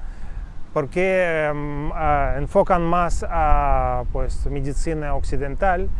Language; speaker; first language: Spanish; non-native, fluent; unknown